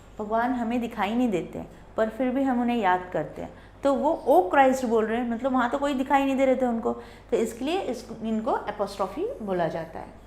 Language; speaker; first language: Hindi; non-native, local second language; Bangla